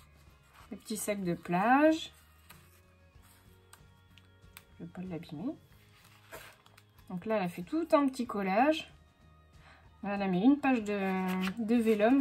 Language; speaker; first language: French; native; French